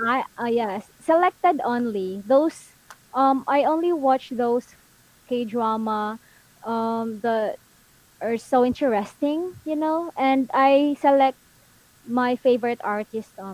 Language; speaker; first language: English; non-native, local second language; Filipino